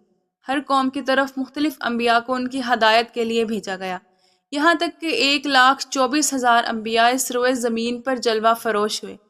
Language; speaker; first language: Urdu; native; Urdu